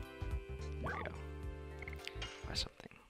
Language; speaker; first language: English; native; English